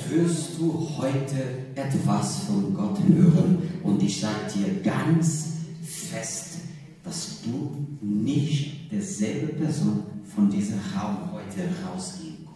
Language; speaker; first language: German; non-native, learner; Portuguese